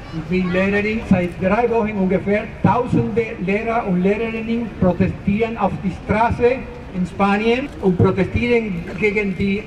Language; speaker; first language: German; non-native, fluent; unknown